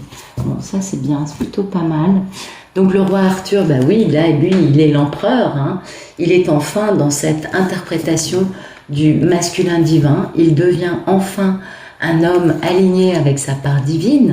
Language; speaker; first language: French; native; French